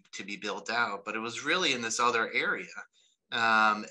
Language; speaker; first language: English; native; English